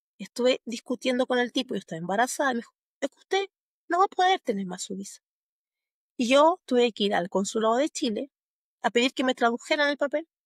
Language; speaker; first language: Spanish; native; Spanish